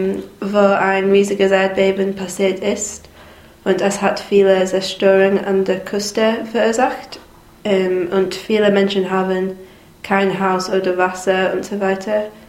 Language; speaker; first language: German; non-native, learner; English